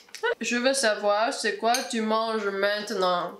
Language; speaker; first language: French; non-native, learner; English